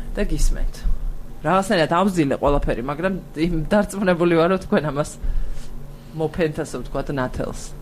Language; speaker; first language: Georgian; native; Georgian